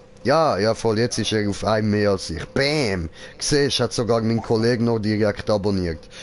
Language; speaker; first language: German; native; German